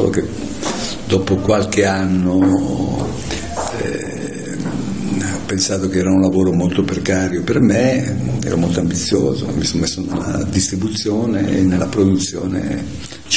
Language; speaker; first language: Italian; native; Italian